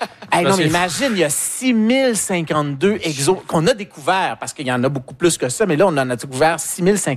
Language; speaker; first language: French; native; French